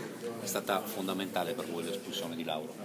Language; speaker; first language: Italian; native; Italian